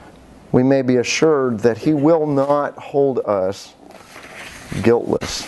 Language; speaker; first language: English; native; English